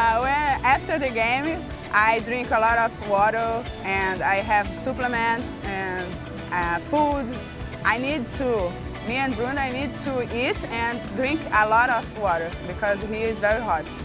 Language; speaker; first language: English; non-native, learner; Portuguese